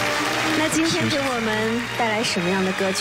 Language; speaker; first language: Chinese; native; Chinese